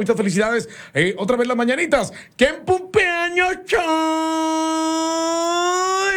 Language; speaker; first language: Spanish; native; Spanish